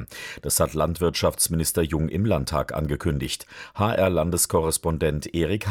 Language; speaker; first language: German; native; German